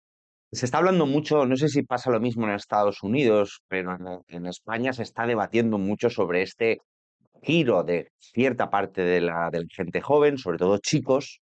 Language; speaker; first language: Spanish; native; Spanish